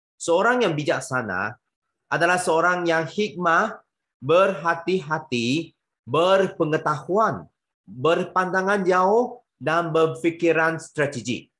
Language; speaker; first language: Malay; non-native, local second language; Chinese